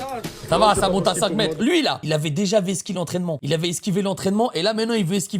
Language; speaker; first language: French; native; French